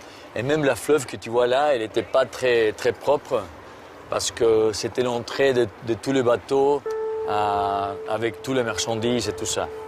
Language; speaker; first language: French; non-native, fluent; Spanish